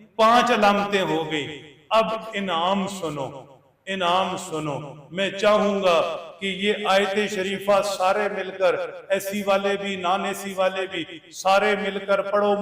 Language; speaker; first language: Urdu; non-native, local second language; Punjabi